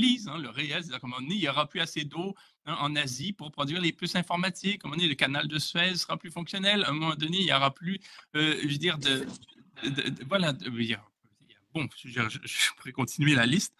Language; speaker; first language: French; native; French